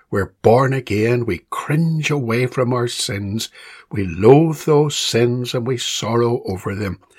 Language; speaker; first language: English; native; English